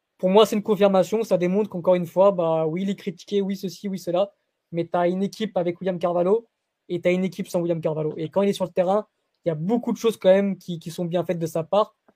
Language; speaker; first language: French; early bilingual, other home language; Portuguese